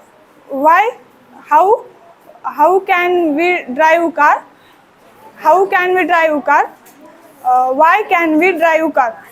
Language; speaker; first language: English; non-native, learner; Marathi